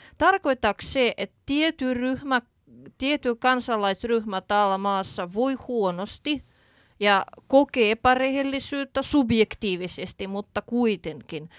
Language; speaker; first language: Finnish; non-native, fluent; Russian